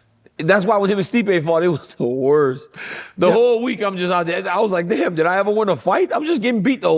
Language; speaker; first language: English; native; English